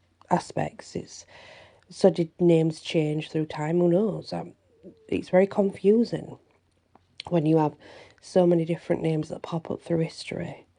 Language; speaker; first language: English; native; English